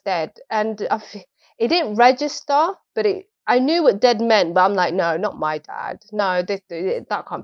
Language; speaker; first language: English; early bilingual, other home language; Swahili